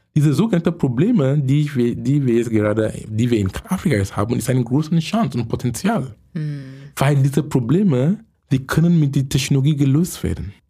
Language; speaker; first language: German; non-native, fluent; English